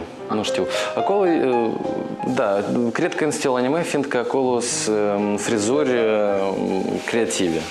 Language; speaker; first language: Romanian; non-native, local second language; Russian